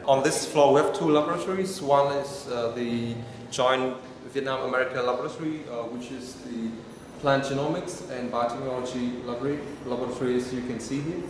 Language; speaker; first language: English; non-native, fluent; Vietnamese